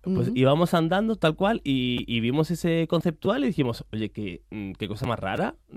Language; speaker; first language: Spanish; native; Spanish